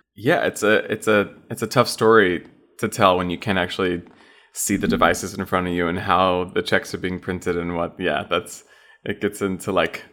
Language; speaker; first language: English; native; English